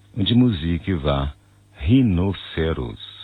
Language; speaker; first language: German; non-native, fluent; Portuguese